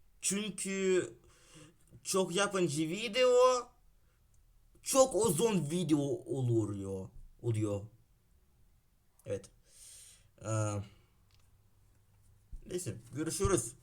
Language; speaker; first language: Turkish; non-native, learner; Ukrainian